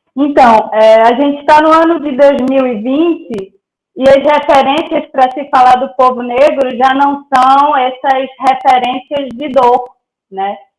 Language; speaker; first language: Portuguese; native; Portuguese